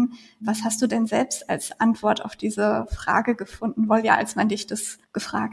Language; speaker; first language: German; native; German